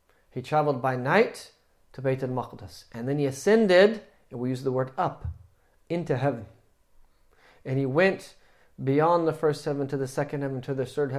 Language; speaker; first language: English; native; English